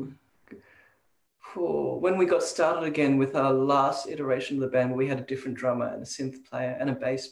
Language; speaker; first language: English; native; English